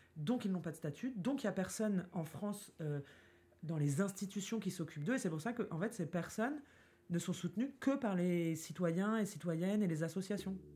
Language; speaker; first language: French; native; French